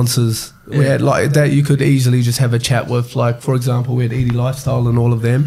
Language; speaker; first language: English; native; English